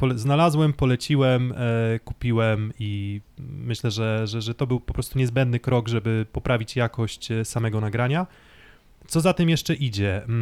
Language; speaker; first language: Polish; native; Polish